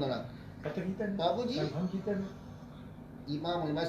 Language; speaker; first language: Arabic; non-native, fluent; Chinese